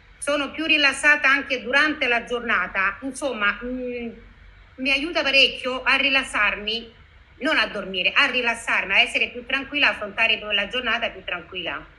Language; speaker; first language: Italian; native; Italian